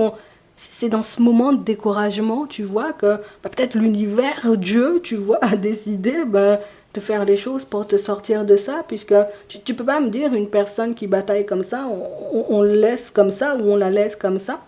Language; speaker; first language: French; native; French